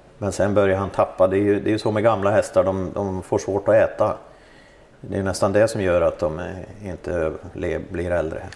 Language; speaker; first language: Swedish; native; Swedish